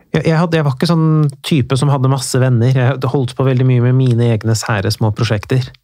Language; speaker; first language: Norwegian; early bilingual, other home language; Persian